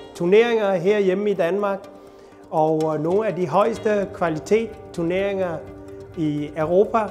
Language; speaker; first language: Danish; non-native, fluent; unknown